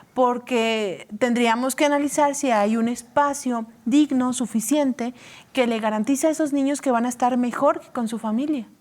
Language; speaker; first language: Spanish; native; Spanish